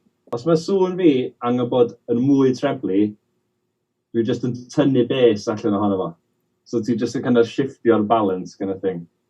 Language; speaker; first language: Welsh; native; Welsh